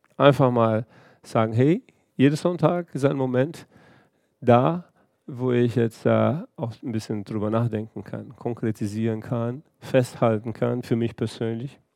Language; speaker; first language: German; early bilingual, heritage; Portuguese